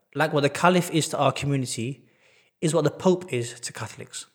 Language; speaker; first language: English; native; English